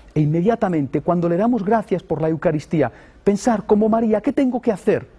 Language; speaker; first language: Spanish; native; Spanish